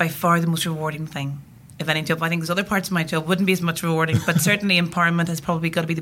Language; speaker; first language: English; native; English